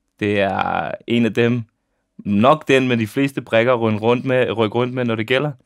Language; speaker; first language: Danish; early bilingual, other home language; Serbian